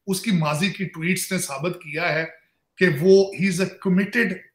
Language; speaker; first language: Urdu; native; Urdu